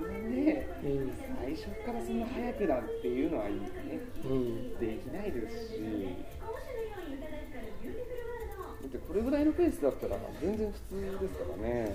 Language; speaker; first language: Japanese; native; Japanese